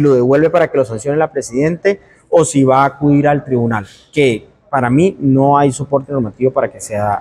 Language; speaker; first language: Spanish; native; Spanish